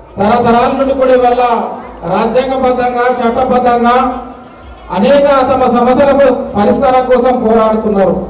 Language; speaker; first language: Telugu; non-native, local second language; Gondi